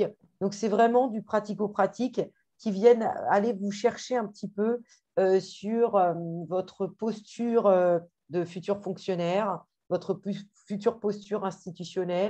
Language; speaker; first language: French; native; French